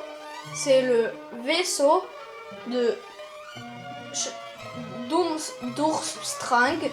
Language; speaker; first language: French; non-native, learner; Russian